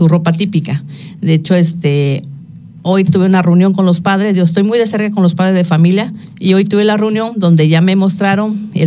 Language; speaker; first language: Spanish; non-native, local second language; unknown